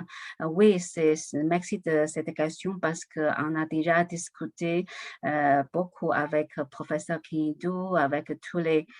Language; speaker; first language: French; non-native, learner; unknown